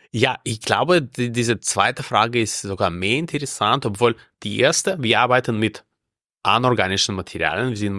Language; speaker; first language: German; non-native, fluent; Russian